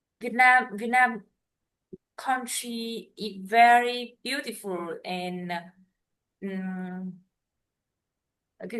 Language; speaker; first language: English; non-native, learner; Vietnamese